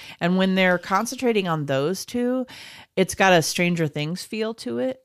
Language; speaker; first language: English; native; English